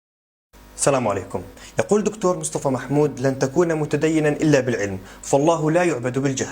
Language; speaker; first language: Arabic; native; Arabic